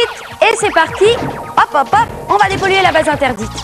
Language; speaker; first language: French; native; French